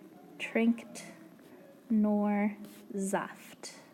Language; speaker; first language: German; non-native, fluent; English